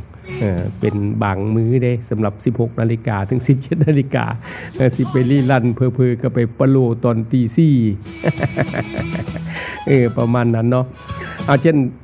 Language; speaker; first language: Thai; non-native, local second language; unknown